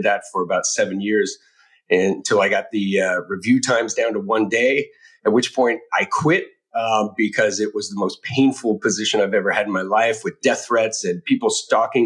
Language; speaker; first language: English; native; English